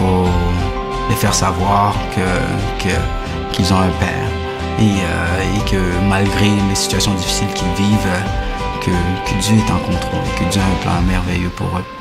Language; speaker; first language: French; early bilingual, other home language; Haitian Creole